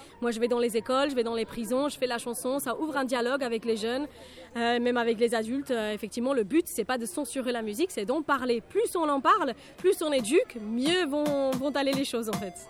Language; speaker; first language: French; non-native, fluent; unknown